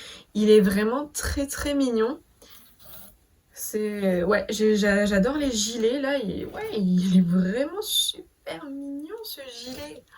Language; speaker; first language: French; native; French